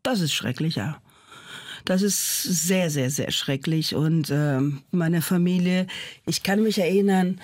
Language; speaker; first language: German; non-native, fluent; Portuguese